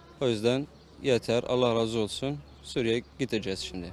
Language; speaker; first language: Turkish; non-native, learner; Arabic